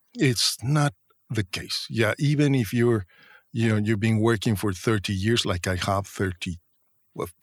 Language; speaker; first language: English; non-native, fluent; Spanish